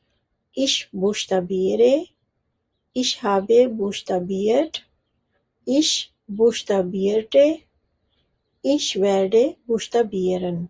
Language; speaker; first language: German; non-native, fluent; Urdu